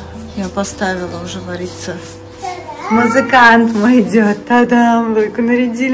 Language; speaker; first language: Russian; native; Russian